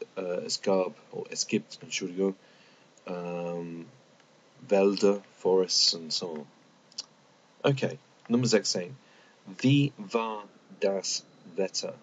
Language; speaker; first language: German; non-native, fluent; English